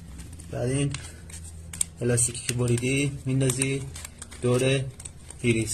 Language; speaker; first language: Persian; native; Persian